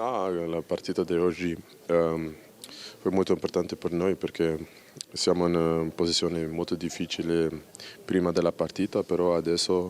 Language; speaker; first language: Italian; non-native, learner; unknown